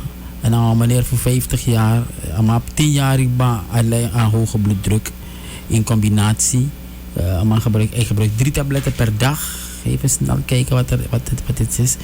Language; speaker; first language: Dutch; native; Dutch